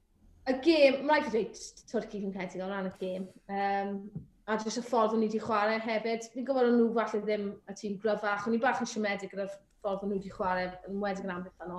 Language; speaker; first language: Welsh; native; Welsh